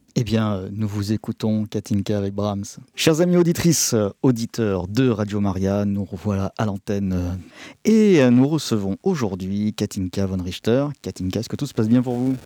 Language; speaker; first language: French; native; French